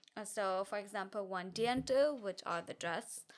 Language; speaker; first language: English; non-native, fluent; German